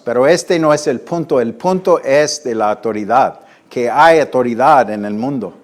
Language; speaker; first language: Spanish; non-native, fluent; English